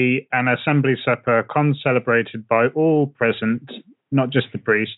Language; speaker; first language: English; native; English